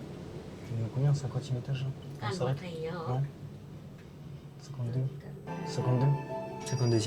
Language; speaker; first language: French; native; French